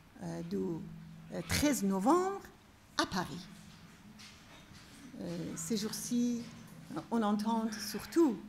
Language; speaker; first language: French; non-native, fluent; Persian